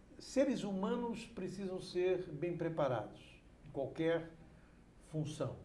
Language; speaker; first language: Portuguese; native; Portuguese